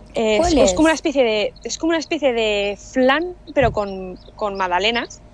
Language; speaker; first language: Spanish; native; Spanish